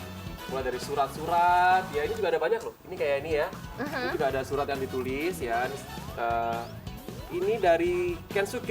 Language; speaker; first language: Indonesian; native; Indonesian